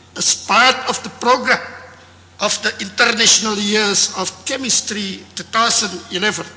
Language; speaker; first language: English; non-native, fluent; Indonesian